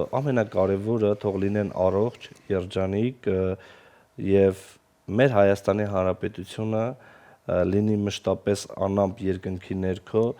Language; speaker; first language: Armenian; non-native, local second language; Kurdish